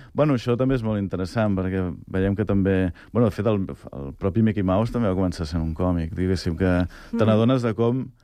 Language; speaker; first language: Catalan; native; Catalan